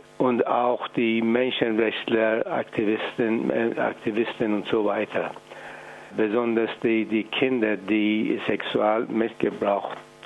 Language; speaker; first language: German; non-native, fluent; Persian